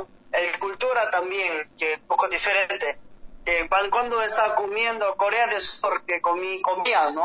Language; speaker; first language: Spanish; non-native, learner; Korean